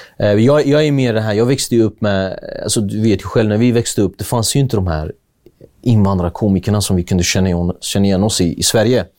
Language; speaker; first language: Swedish; early bilingual, other home language; Kurdish